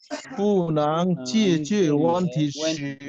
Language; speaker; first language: Chinese; non-native, learner; Bangla